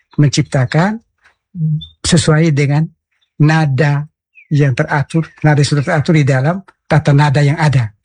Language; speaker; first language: Indonesian; non-native, local second language; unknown